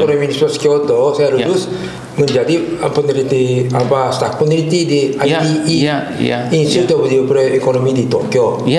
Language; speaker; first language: Indonesian; non-native, fluent; Japanese